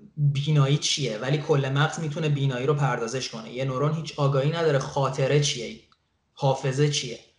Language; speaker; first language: Persian; native; Persian